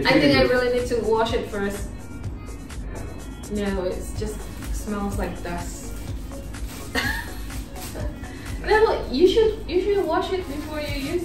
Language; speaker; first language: English; non-native, fluent; Indonesian